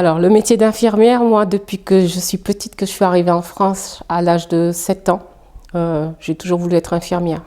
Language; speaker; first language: French; early bilingual, other home language; Fula